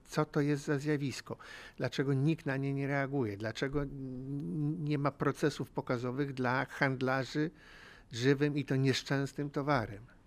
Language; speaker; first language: Polish; native; Polish